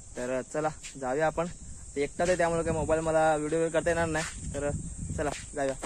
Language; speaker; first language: Marathi; native; Marathi